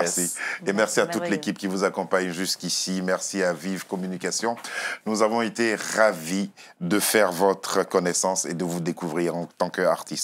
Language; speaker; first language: French; native; French